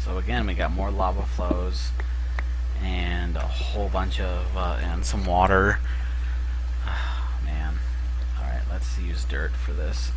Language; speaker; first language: English; native; English